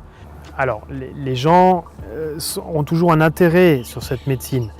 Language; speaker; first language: French; native; French